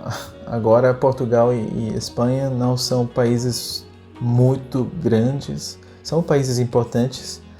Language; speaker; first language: Portuguese; non-native, fluent; Spanish